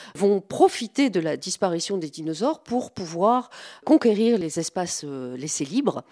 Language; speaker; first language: French; native; French